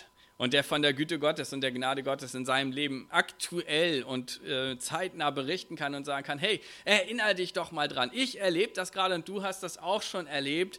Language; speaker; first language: German; native; German